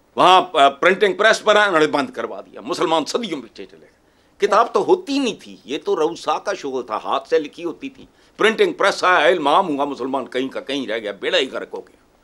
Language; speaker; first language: Urdu; non-native, local second language; Punjabi